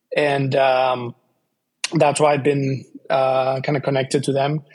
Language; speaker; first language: English; non-native, fluent; Spanish